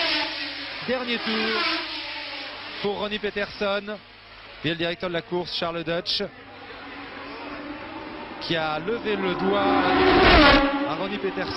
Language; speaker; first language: French; native; French